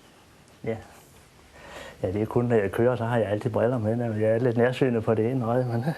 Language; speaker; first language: Danish; native; Danish